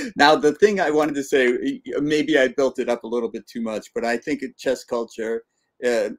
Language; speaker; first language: English; native; English